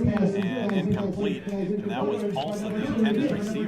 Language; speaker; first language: English; native; English